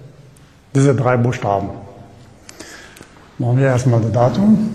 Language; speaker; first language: German; non-native, learner; Arabic